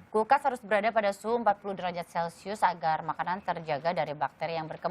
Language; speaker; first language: Indonesian; native; Indonesian